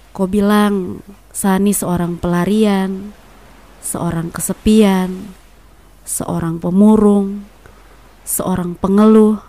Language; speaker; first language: Indonesian; native; Indonesian